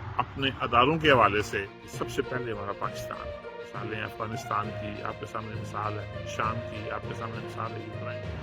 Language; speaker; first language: Urdu; non-native, local second language; Punjabi